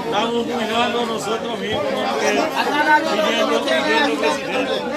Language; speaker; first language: Spanish; non-native, learner; Haitian Creole